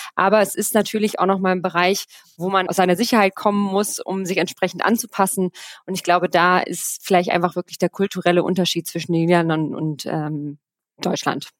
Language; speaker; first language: German; native; German